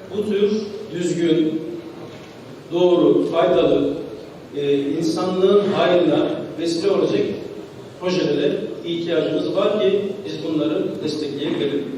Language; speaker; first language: Turkish; early bilingual, heritage; Turkish